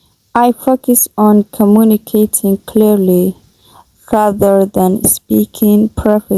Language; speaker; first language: English; non-native, learner; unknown